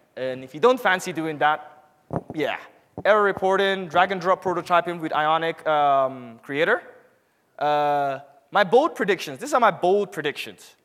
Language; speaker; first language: English; non-native, local second language; Hausa